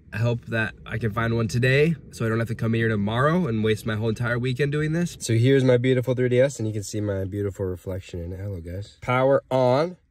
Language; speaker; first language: English; native; English